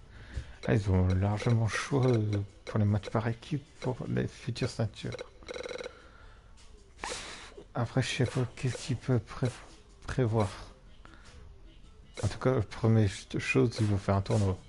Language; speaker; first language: French; native; French